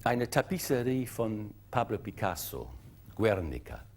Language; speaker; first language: German; non-native, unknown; English